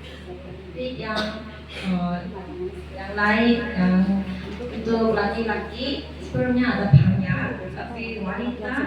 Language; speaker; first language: Indonesian; non-native, learner; Korean